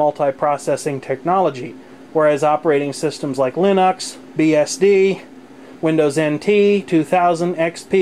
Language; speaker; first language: English; native; English